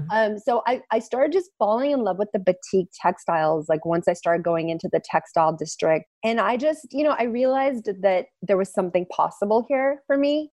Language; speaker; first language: English; early bilingual, other home language; Turkish